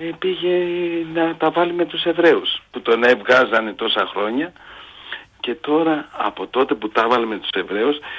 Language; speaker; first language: Greek; native; Greek